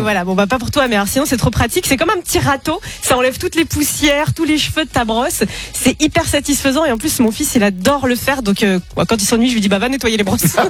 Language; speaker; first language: French; native; French